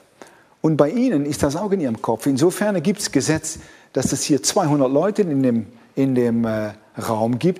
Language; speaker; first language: German; non-native, fluent; Dutch